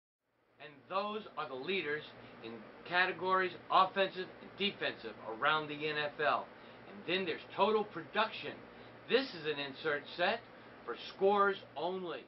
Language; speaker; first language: English; native; English